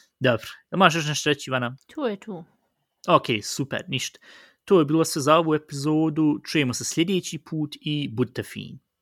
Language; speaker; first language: Bosnian; early bilingual, heritage; Bosnian